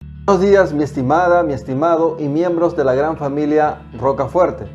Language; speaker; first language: Spanish; native; Spanish